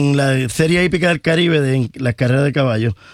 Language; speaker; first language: Spanish; native; Spanish